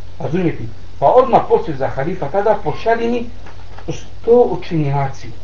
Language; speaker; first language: Bosnian; non-native, learner; Arabic